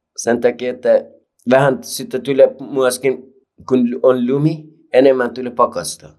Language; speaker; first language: Finnish; non-native, learner; Persian